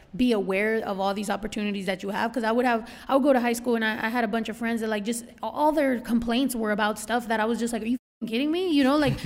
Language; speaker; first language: English; early bilingual, other home language; Spanish